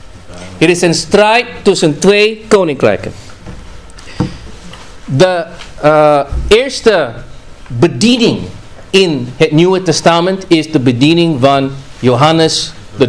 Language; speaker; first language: Dutch; non-native, fluent; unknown